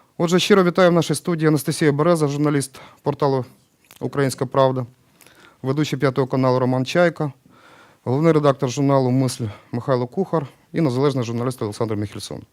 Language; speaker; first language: Ukrainian; native; Ukrainian